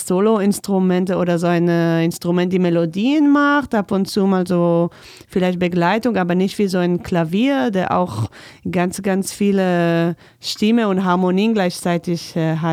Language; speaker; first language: German; non-native, fluent; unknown